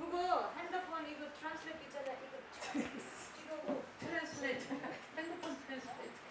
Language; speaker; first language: Korean; non-native, learner; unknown